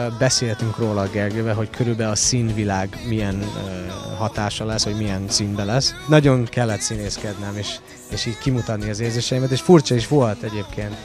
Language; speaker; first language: Hungarian; early bilingual, heritage; English